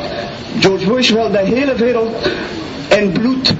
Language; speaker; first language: Dutch; non-native, fluent; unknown